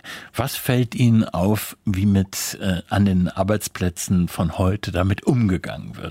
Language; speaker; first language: German; native; German